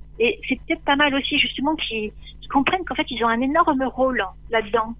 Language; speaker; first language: French; native; French